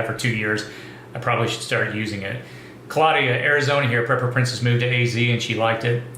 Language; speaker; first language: English; native; English